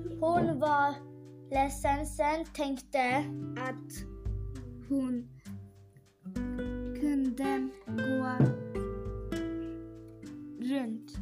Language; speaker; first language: Swedish; non-native, learner; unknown